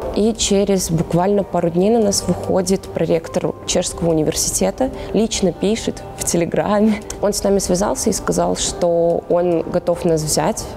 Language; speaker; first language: Russian; native; Russian